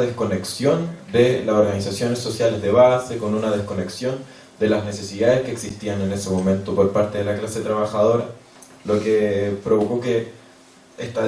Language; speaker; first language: Spanish; native; Spanish